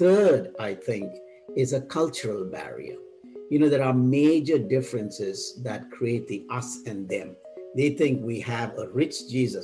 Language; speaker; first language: English; non-native, local second language; Tamil